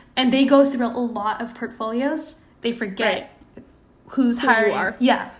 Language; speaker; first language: English; non-native, fluent; Indonesian